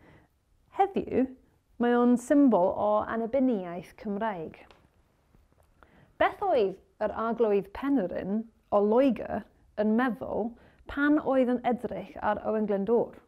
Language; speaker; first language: Welsh; non-native, learner; English